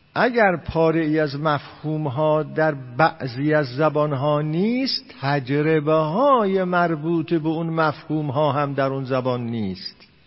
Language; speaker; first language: Persian; non-native, local second language; Azerbaijani